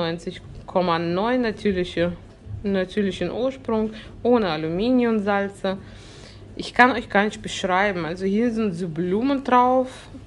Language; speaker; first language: German; early bilingual, other home language; Russian